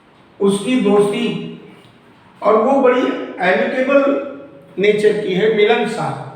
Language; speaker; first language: Hindi; native; Hindi